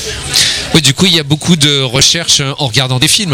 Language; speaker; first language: French; native; French